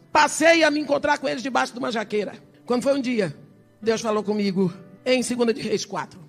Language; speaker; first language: Portuguese; early bilingual, other home language; English